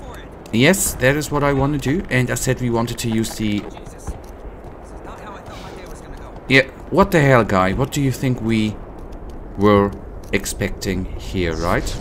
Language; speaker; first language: English; non-native, fluent; German